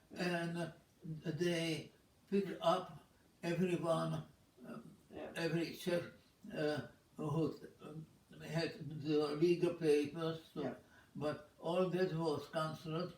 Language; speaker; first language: English; non-native, fluent; Czech